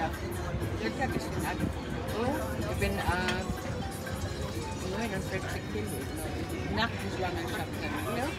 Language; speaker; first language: German; early bilingual, other home language; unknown